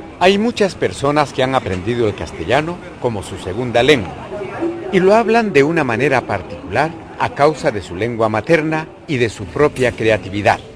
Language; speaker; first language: Spanish; non-native, local second language; Quechua